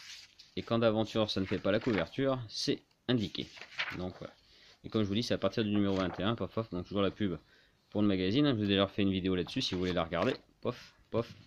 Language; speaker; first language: French; native; French